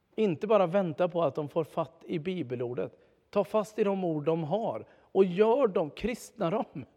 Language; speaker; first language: Swedish; native; Swedish